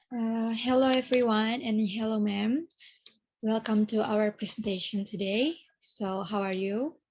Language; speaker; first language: English; non-native, learner; Indonesian